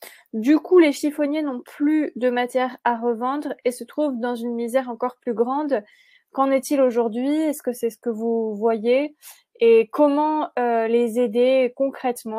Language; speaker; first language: French; native; French